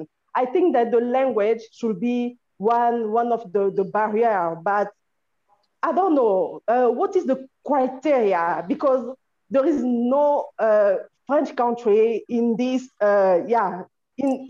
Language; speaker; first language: English; non-native, fluent; French